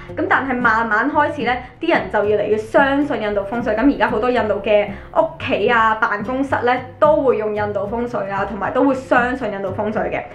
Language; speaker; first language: Cantonese; early bilingual, other home language; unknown